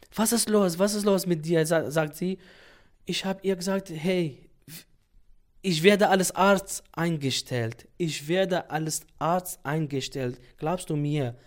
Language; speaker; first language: German; non-native, fluent; Central Kurdish